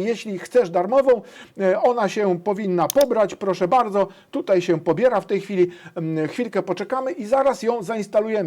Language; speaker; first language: Polish; native; Polish